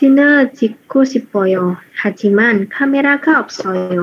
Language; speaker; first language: Korean; non-native, learner; Indonesian